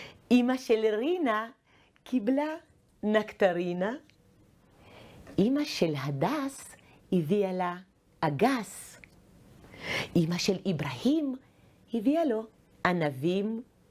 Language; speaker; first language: Hebrew; non-native, fluent; Russian